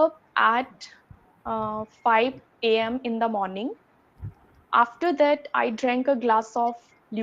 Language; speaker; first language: English; non-native, learner; Hindi